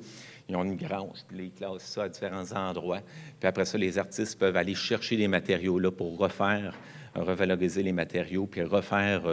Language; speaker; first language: French; native; French